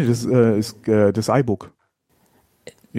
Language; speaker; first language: German; native; German